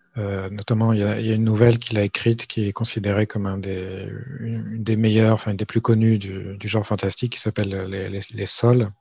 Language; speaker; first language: French; native; French